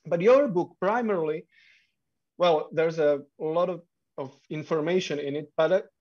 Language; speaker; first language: English; non-native, fluent; Slovak